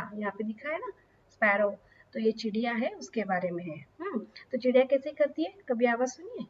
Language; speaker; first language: Hindi; non-native, local second language; Marathi